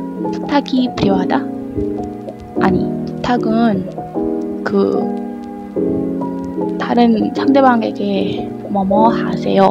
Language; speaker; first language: Korean; non-native, learner; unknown